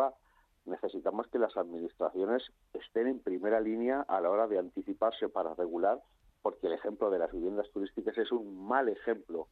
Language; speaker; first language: Spanish; native; Spanish